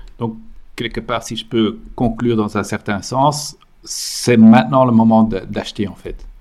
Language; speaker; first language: French; native; French